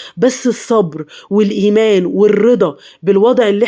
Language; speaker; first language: Arabic; native; Arabic